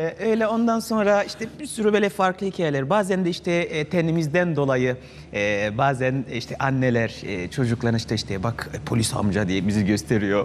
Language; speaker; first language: Turkish; non-native, fluent; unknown